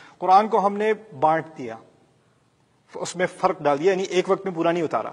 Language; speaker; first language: Urdu; early bilingual, heritage; Urdu